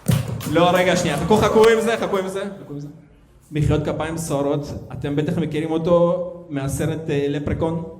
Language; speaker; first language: Hebrew; native; Hebrew